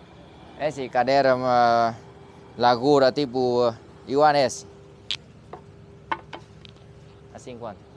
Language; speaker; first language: Portuguese; non-native, learner; Vietnamese